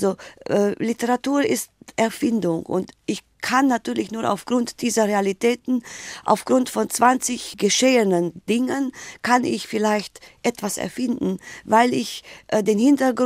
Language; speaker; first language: German; native; German